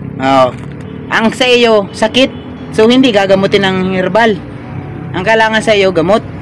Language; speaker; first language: Filipino; non-native, local second language; Cebuano